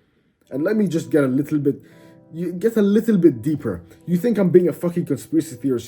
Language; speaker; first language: English; native; English